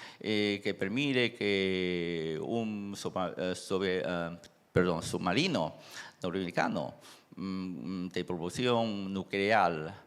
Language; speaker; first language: Spanish; non-native, fluent; Chinese